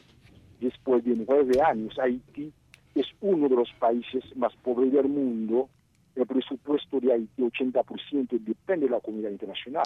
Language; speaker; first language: Spanish; non-native, fluent; Haitian Creole